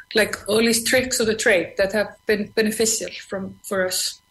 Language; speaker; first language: English; non-native, fluent; Icelandic